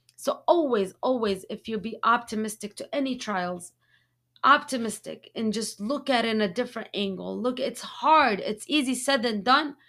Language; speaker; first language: English; early bilingual, other home language; Arabic